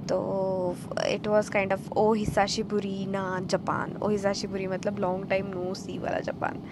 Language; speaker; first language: Hindi; non-native, local second language; Marathi